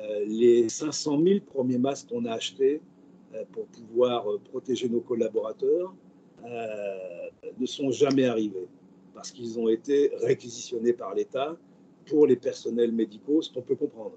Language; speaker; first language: French; native; French